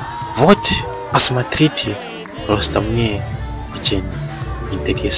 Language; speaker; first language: Russian; non-native, learner; Bemba